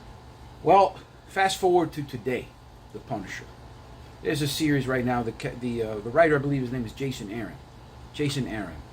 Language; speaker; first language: English; native; English